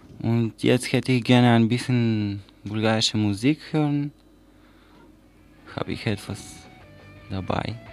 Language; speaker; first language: German; non-native, learner; Bulgarian